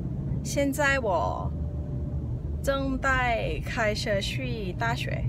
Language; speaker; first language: Chinese; non-native, learner; Thai